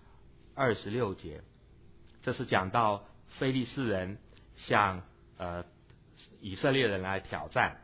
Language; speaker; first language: Chinese; native; Chinese